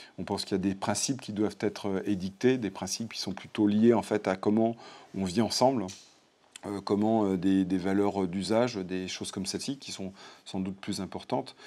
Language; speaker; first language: French; native; French